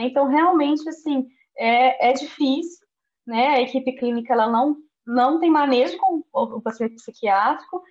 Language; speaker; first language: Portuguese; native; Portuguese